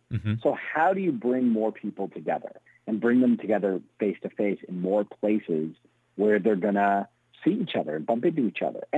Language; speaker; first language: English; native; English